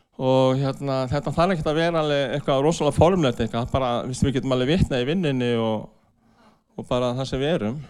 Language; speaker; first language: Icelandic; non-native, fluent; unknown